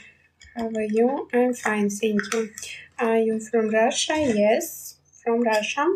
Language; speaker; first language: English; non-native, learner; Russian